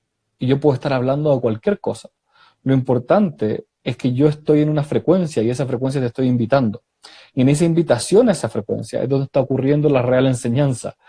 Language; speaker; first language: Spanish; native; Spanish